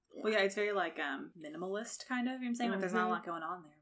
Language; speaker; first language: English; native; English